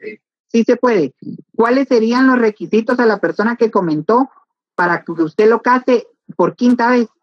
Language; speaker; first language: Spanish; native; Spanish